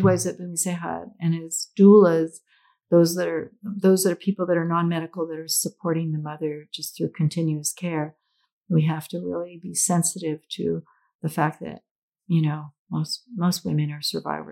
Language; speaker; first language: English; native; English